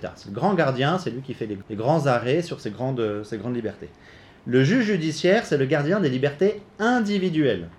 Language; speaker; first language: French; native; French